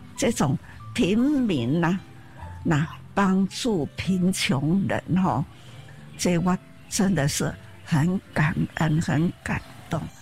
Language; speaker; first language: Chinese; non-native, local second language; Min Nan Chinese